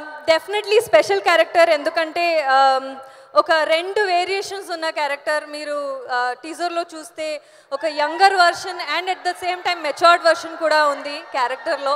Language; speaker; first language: Telugu; non-native, learner; Kannada